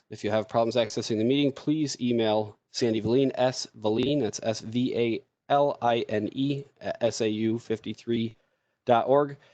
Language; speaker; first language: English; native; English